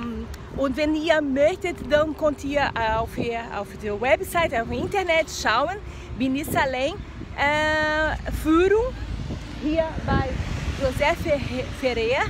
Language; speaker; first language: German; non-native, fluent; Portuguese